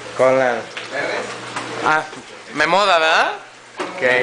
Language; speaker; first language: Spanish; native; Spanish